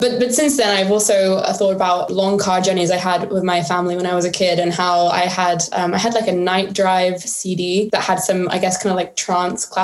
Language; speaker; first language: English; native; English